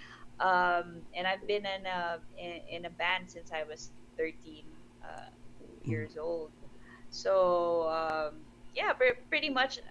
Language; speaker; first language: English; non-native, local second language; Filipino